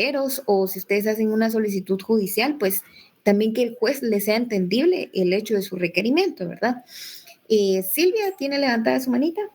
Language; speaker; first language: Spanish; native; Spanish